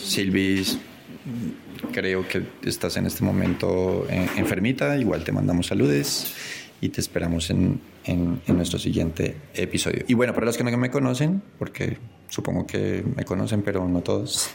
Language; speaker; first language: Spanish; native; Spanish